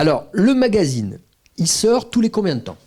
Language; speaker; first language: French; native; French